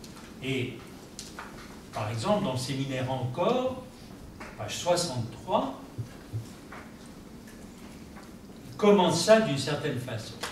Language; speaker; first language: French; native; French